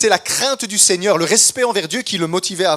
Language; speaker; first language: French; native; French